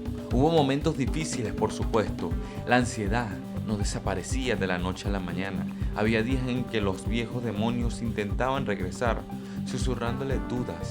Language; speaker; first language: Spanish; native; Spanish